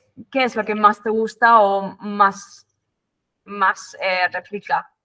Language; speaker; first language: Spanish; non-native, fluent; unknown